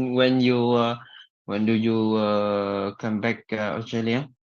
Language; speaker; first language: English; non-native, learner; Vietnamese